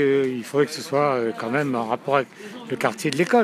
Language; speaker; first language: French; native; French